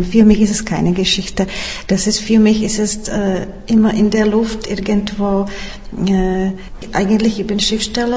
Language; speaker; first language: German; non-native, fluent; Czech